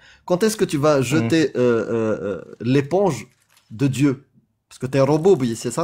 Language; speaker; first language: French; native; French